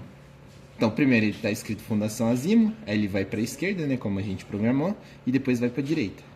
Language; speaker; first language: Portuguese; native; Portuguese